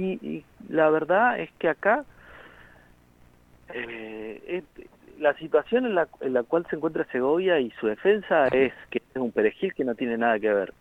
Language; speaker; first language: Spanish; native; Spanish